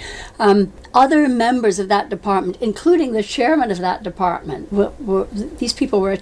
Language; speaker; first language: English; native; English